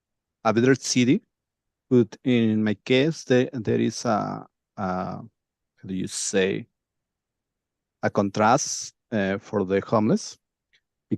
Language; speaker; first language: English; non-native, learner; Spanish